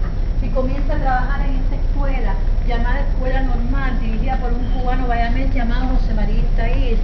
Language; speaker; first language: Spanish; native; Spanish